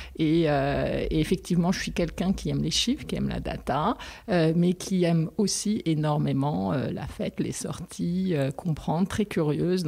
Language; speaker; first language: French; non-native, local second language; Arabic